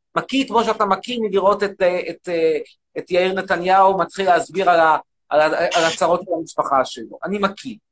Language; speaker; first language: Hebrew; native; Hebrew